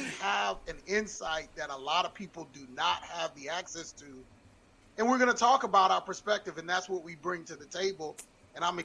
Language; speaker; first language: English; native; English